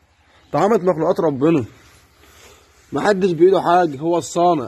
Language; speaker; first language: Arabic; native; Arabic